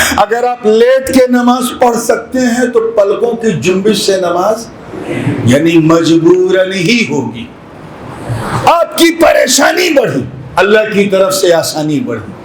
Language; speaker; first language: Urdu; native; Urdu